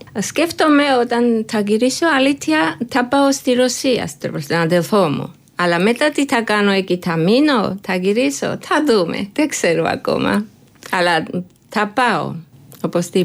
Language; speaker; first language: Greek; non-native, learner; Georgian